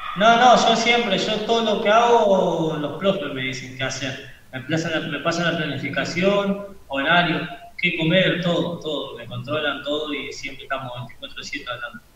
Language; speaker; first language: Spanish; native; Spanish